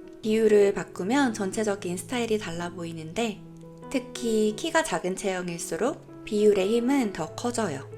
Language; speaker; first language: Korean; native; Korean